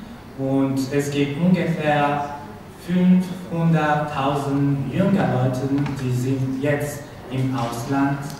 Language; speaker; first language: German; non-native, learner; Spanish